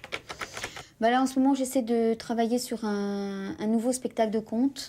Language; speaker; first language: French; native; French